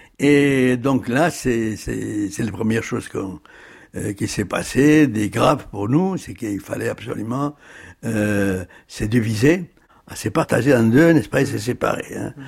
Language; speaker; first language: French; early bilingual, other home language; Spanish